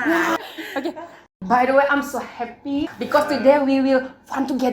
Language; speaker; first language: English; non-native, learner; Indonesian